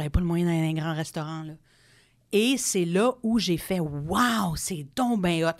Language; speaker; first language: French; non-native, local second language; English